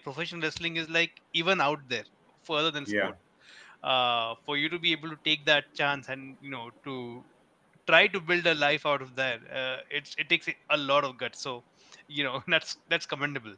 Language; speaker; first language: English; non-native, local second language; Hindi